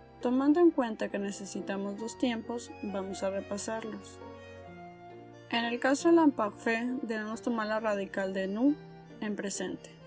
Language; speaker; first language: Spanish; native; Spanish